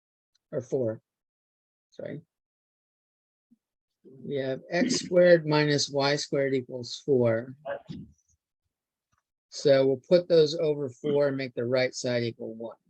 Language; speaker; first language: English; native; English